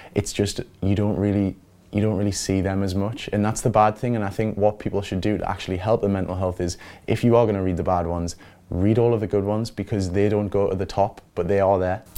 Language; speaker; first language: English; native; English